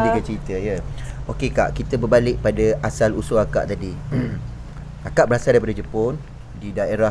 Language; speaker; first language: Malay; native; Malay